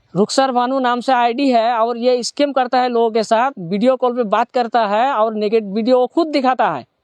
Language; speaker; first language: Hindi; non-native, local second language; Assamese